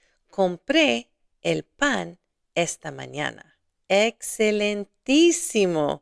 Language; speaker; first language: Spanish; non-native, fluent; English